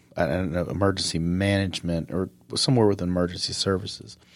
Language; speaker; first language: English; native; English